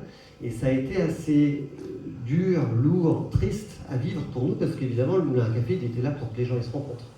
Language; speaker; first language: French; native; French